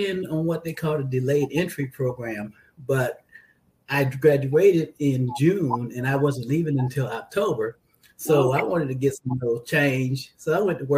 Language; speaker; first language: English; native; English